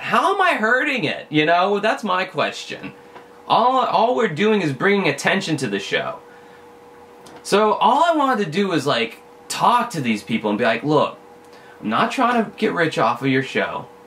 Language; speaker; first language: English; native; English